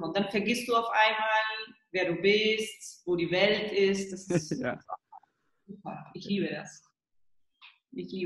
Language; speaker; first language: German; early bilingual, heritage; Spanish